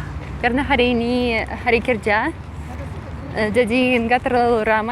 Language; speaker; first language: Indonesian; non-native, fluent; Russian